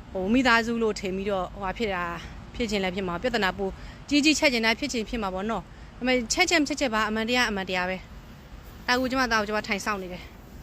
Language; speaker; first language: Burmese; native; Burmese